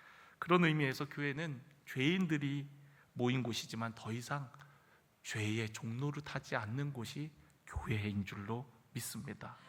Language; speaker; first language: Korean; native; Korean